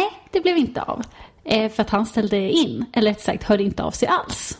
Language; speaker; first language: Swedish; native; Swedish